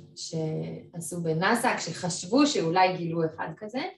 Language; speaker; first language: Hebrew; non-native, fluent; French